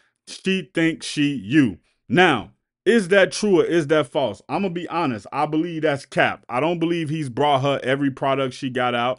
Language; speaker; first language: English; native; English